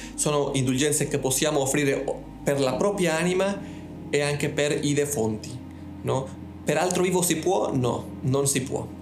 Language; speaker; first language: Italian; non-native, fluent; Spanish